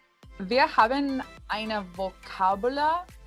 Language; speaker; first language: German; non-native, learner; English